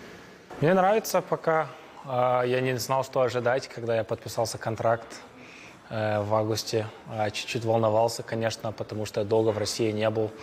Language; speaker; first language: Russian; early bilingual, heritage; Russian